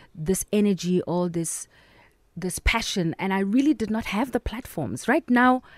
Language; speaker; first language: English; non-native, local second language; Southern Sotho